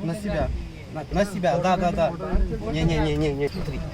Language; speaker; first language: Russian; native; Russian